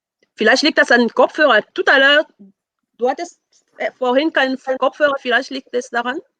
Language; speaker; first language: German; non-native, fluent; French